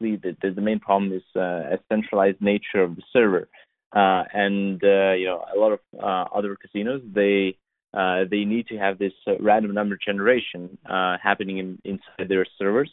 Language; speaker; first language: English; non-native, fluent; Lithuanian